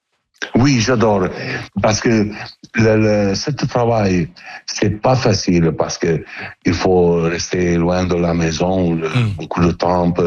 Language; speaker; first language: French; non-native, learner; Italian